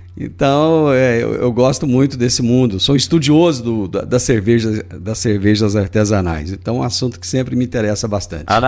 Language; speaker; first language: Portuguese; native; Portuguese